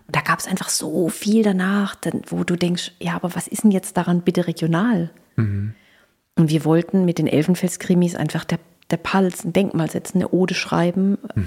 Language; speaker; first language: German; native; German